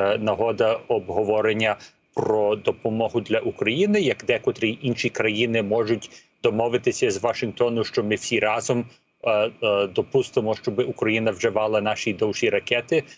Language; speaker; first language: Ukrainian; early bilingual, heritage; Ukrainian